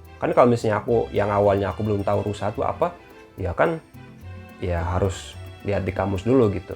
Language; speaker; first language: Indonesian; native; Indonesian